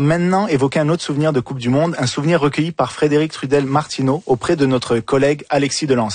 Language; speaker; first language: French; native; French